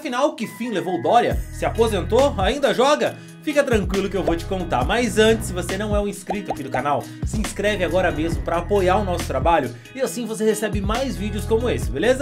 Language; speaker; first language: Portuguese; native; Portuguese